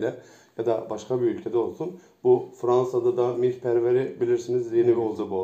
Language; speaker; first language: Turkish; native; Turkish